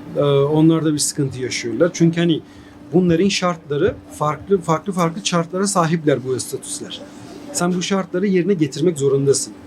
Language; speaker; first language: Turkish; non-native, fluent; Persian